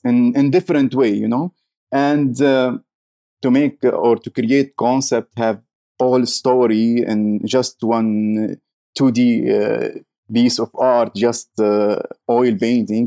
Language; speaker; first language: English; non-native, learner; Arabic